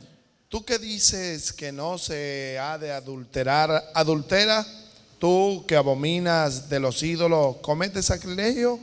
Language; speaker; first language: Spanish; native; Spanish